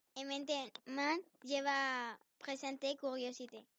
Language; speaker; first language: French; non-native, learner; Spanish